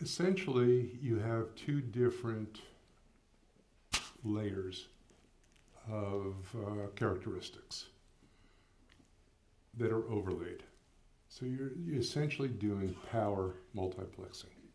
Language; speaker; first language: English; native; English